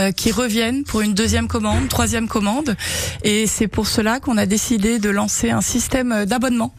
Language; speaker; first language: French; early bilingual, heritage; Japanese